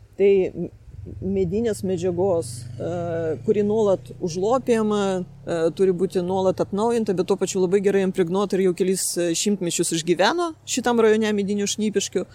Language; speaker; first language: Lithuanian; non-native, local second language; Russian